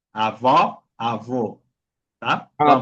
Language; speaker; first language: Portuguese; non-native, fluent; Spanish